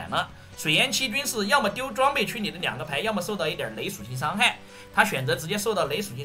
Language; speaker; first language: Chinese; native; Chinese